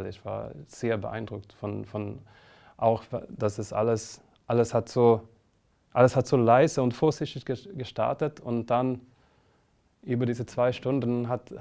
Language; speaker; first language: German; non-native, fluent; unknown